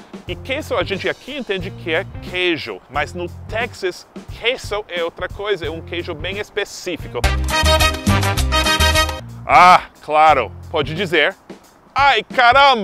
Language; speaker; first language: Portuguese; non-native, fluent; English